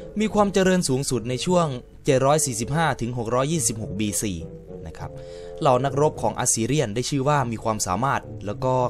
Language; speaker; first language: Thai; native; Thai